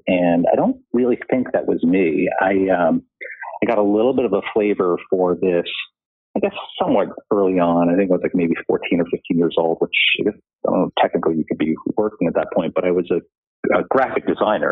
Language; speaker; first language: English; native; English